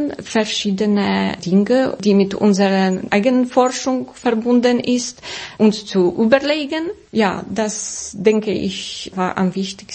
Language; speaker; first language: German; non-native, fluent; Polish